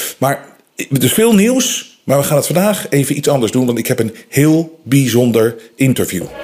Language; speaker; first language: Dutch; native; Dutch